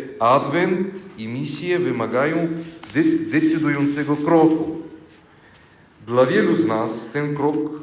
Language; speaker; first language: Polish; non-native, fluent; Bulgarian